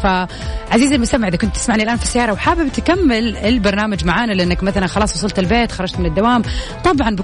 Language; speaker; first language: Arabic; native; Arabic